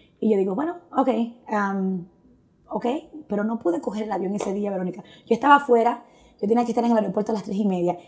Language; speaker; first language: Spanish; native; Spanish